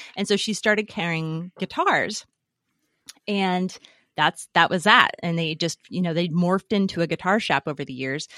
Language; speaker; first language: English; native; English